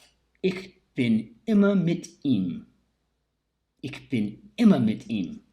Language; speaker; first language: German; early bilingual, heritage; English